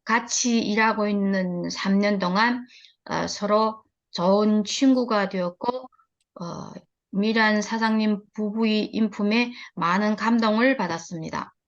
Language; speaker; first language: Korean; early bilingual, heritage; Korean